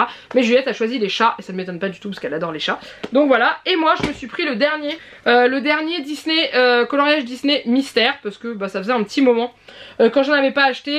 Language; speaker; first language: French; native; French